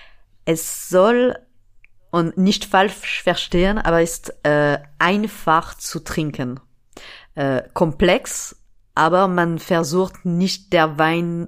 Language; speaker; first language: German; non-native, fluent; French